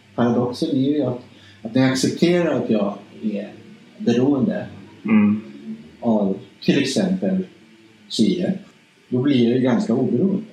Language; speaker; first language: Swedish; early bilingual, other home language; Spanish